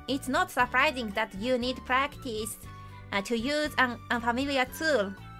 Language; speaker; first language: English; non-native, learner; Japanese